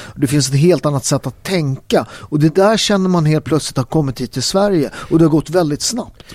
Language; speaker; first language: Swedish; early bilingual, other home language; Italian